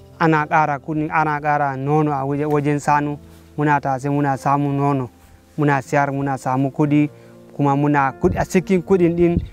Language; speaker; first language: Hausa; non-native, local second language; Fula